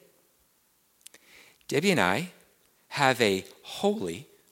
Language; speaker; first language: English; native; English